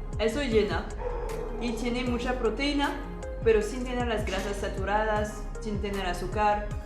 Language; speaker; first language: Spanish; non-native, fluent; French